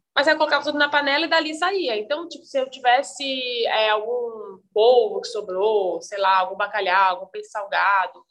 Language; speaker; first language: Portuguese; native; Portuguese